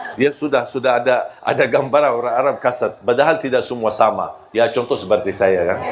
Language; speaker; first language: Malay; non-native, fluent; Arabic